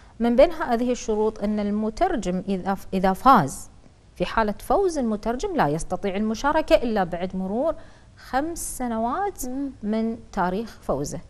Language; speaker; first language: Arabic; native; Arabic